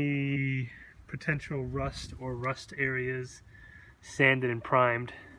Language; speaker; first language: English; native; English